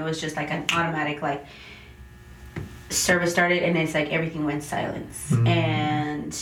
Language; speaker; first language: English; early bilingual, other home language; Spanish